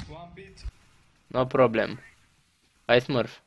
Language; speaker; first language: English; non-native, learner; Romanian